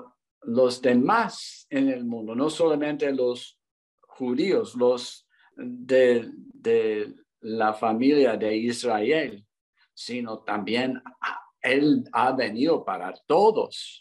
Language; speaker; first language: Spanish; non-native, learner; English